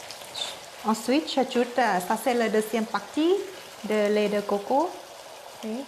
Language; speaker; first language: French; non-native, learner; Thai